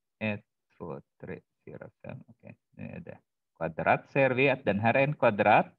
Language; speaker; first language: Swedish; non-native, fluent; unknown